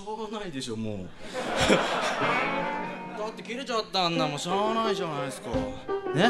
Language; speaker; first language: Japanese; native; Japanese